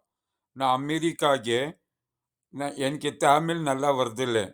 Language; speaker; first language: Tamil; non-native, learner; Kannada